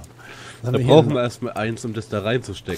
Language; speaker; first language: German; native; German